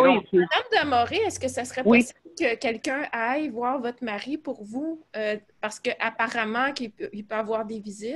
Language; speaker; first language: French; native; French